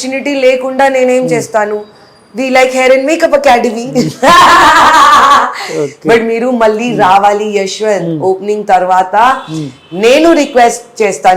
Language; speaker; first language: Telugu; non-native, fluent; Hindi